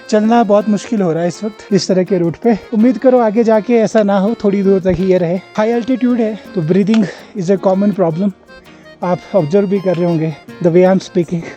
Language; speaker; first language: Hindi; native; Hindi